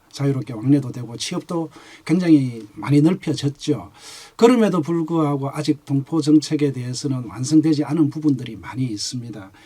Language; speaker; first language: Korean; native; Korean